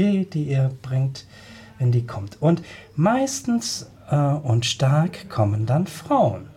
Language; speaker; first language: German; native; German